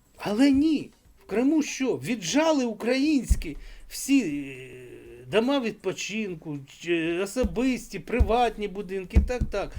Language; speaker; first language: Ukrainian; non-native, local second language; Russian